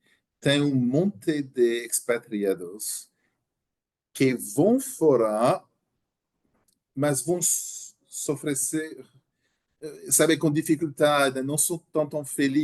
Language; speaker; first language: Portuguese; non-native, learner; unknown